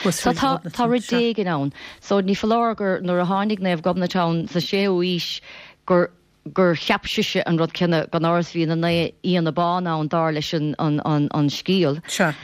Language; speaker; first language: Irish; native; Irish